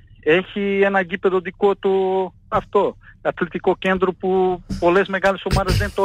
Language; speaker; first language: Greek; non-native, fluent; Portuguese